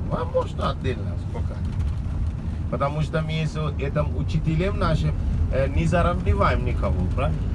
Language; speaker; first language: Russian; non-native, learner; Sinhala